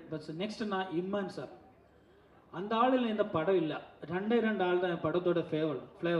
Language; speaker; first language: Tamil; non-native, learner; Malayalam